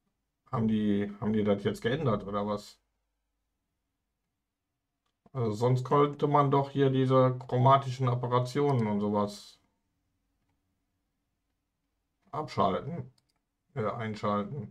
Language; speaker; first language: German; native; German